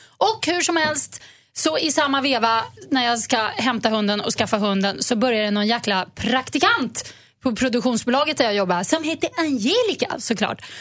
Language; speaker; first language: Swedish; native; Swedish